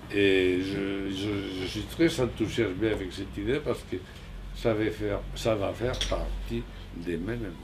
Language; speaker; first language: French; non-native, fluent; Spanish